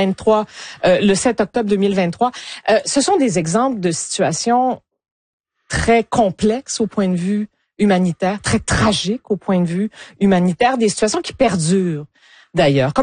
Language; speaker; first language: French; native; French